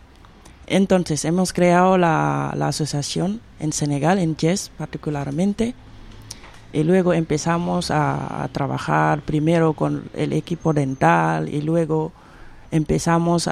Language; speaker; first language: Spanish; non-native, fluent; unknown